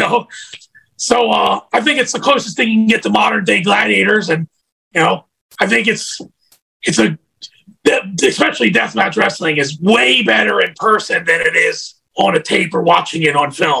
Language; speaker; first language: English; native; English